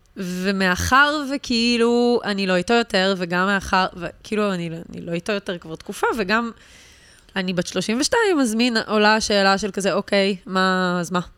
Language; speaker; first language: Hebrew; native; Hebrew